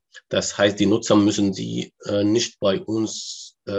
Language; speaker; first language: German; non-native, learner; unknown